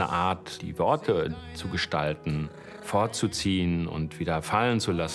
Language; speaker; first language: German; native; German